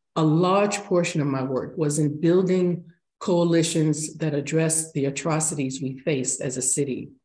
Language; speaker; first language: English; native; English